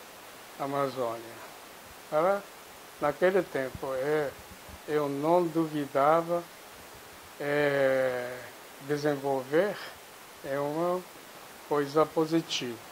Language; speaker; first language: Portuguese; non-native, fluent; Japanese